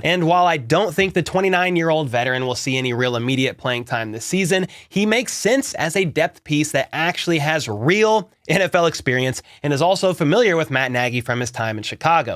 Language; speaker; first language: English; native; English